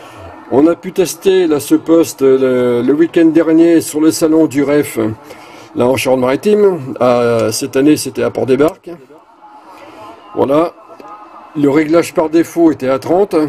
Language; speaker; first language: French; native; French